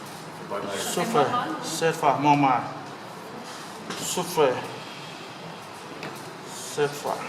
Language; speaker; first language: French; non-native, learner; Vietnamese